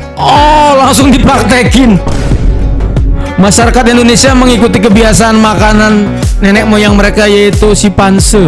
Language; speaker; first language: Indonesian; native; Indonesian